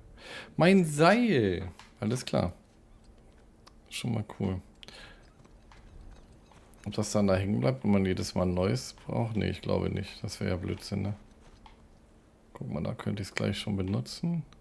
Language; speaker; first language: German; native; German